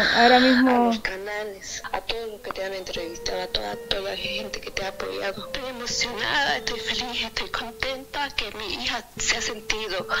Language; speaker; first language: Spanish; native; Spanish